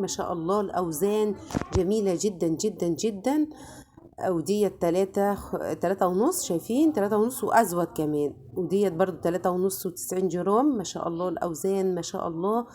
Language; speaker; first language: Arabic; native; Arabic